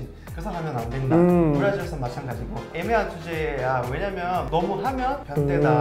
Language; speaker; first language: Korean; non-native, fluent; Portuguese